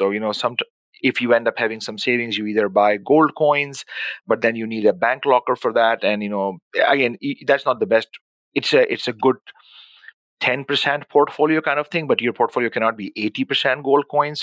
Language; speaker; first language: English; non-native, local second language; Urdu